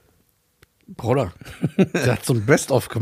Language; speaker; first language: German; early bilingual, other home language; Persian